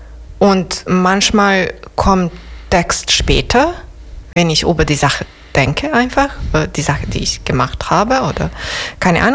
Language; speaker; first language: German; non-native, fluent; Serbian